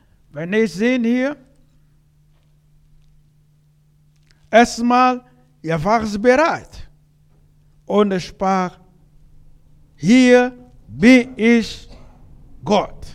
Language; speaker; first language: German; non-native, learner; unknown